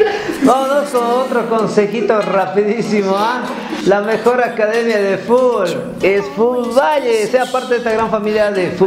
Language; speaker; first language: Spanish; native; Spanish